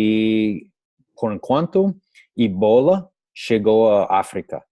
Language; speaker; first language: Portuguese; non-native, learner; English